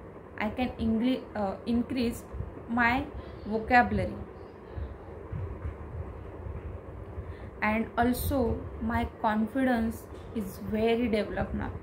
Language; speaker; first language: English; non-native, learner; Marathi